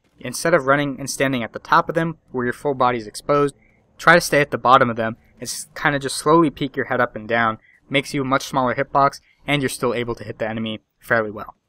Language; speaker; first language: English; native; English